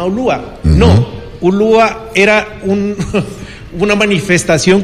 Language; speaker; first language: Spanish; native; Spanish